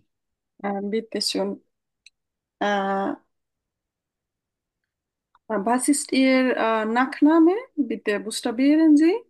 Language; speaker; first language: German; non-native, fluent; Bangla